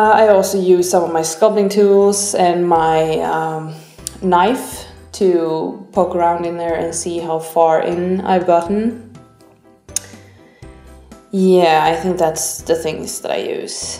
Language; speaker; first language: English; non-native, fluent; Swedish